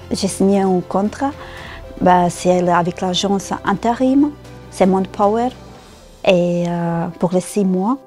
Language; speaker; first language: French; non-native, learner; Bosnian